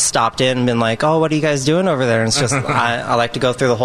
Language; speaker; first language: English; native; English